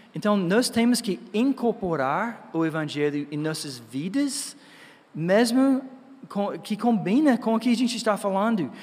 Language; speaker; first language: Portuguese; non-native, fluent; English